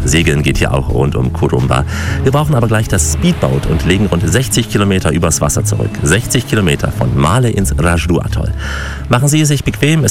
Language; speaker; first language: German; native; German